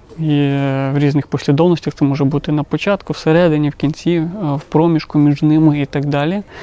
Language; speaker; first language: Ukrainian; non-native, local second language; Russian